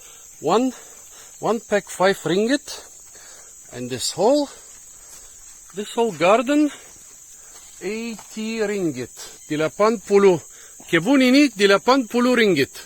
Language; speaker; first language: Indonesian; non-native, learner; German